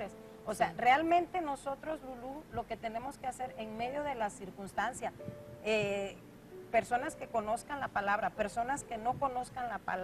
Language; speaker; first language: Spanish; native; Spanish